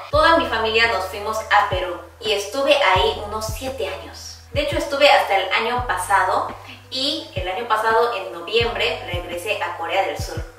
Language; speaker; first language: Spanish; early bilingual, heritage; Korean